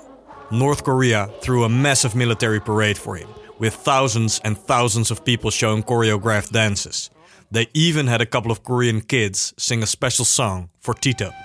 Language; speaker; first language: English; non-native, fluent; Dutch